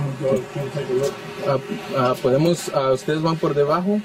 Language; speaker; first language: Spanish; non-native, learner; English